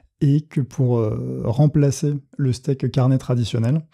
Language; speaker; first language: French; native; French